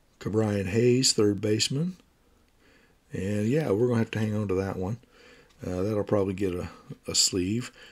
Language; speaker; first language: English; native; English